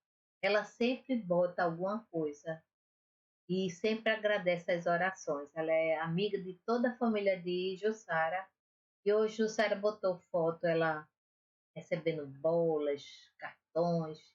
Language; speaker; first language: Portuguese; native; Portuguese